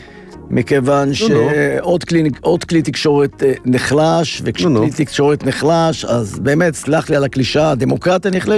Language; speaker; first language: Hebrew; native; Hebrew